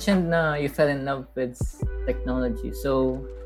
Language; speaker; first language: English; non-native, local second language; Hiligaynon